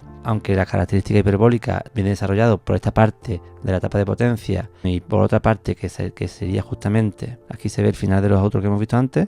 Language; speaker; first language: Spanish; native; Spanish